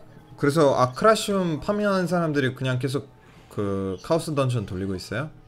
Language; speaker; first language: Korean; non-native, fluent; Russian